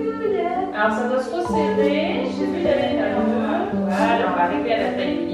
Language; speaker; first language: French; native; French